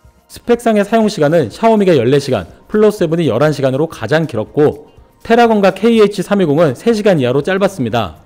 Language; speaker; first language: Korean; native; Korean